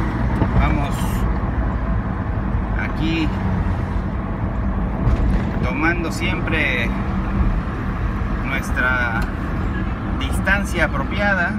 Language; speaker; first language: Spanish; native; Spanish